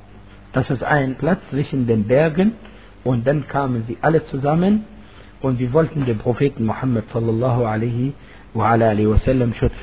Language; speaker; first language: German; non-native, fluent; Arabic